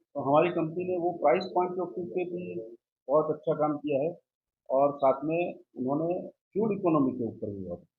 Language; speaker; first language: Hindi; non-native, local second language; Gujarati